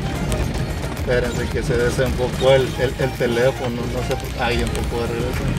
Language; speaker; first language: Spanish; native; Spanish